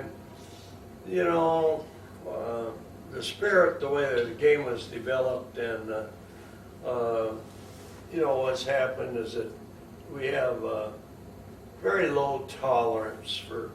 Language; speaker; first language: English; native; English